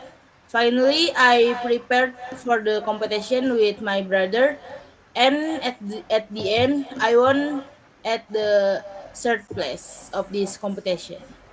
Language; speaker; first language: English; non-native, learner; Indonesian